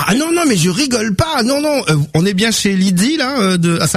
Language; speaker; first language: French; native; French